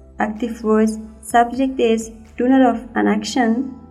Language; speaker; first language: English; non-native, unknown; Persian